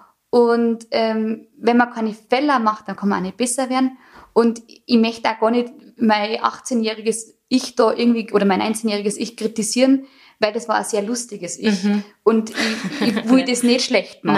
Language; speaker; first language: German; native; German